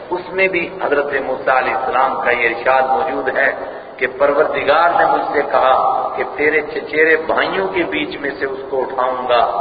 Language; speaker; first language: Urdu; non-native, local second language; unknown